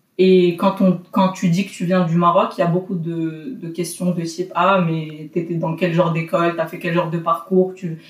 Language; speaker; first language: French; non-native, local second language; Arabic